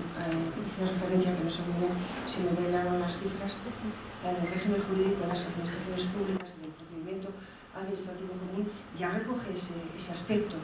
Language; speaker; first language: Spanish; native; Spanish